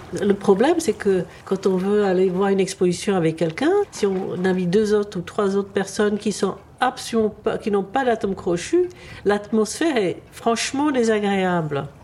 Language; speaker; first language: French; early bilingual, other home language; Czech